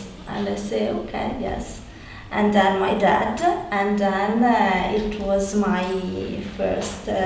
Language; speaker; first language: English; non-native, learner; Italian